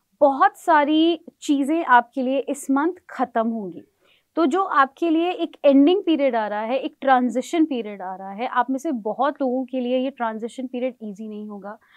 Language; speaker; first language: Hindi; native; Hindi